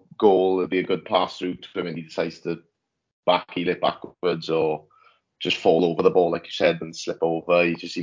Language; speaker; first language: English; native; English